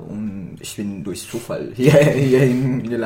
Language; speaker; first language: German; non-native, fluent; Spanish